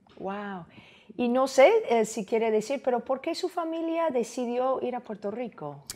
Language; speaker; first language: Spanish; non-native, fluent; English